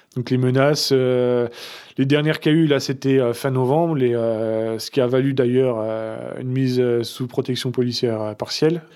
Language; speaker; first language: French; native; French